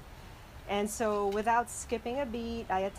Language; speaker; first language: English; non-native, local second language; Filipino